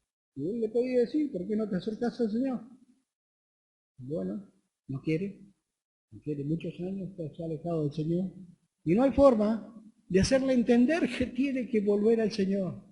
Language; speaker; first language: Spanish; native; Spanish